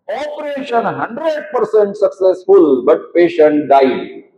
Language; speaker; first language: Hindi; non-native, local second language; Marathi